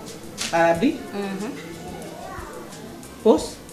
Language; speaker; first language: Portuguese; non-native, learner; Lingala